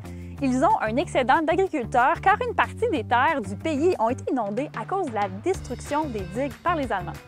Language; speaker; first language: French; native; French